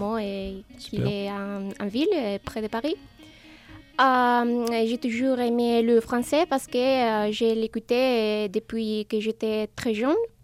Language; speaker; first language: French; non-native, fluent; Spanish